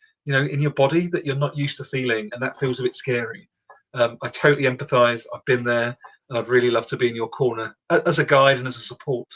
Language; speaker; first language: English; native; English